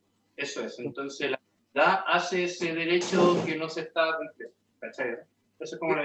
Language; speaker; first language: Spanish; native; Spanish